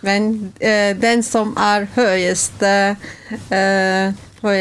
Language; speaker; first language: Norwegian; non-native, learner; Kurdish